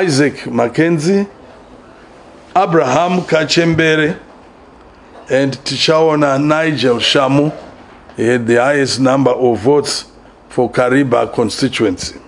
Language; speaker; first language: English; non-native, local second language; Shona